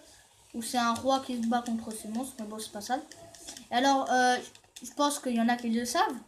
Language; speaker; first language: French; native; French